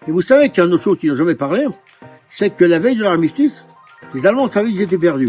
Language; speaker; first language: French; native; French